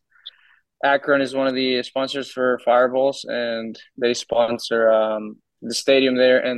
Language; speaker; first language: English; non-native, fluent; Spanish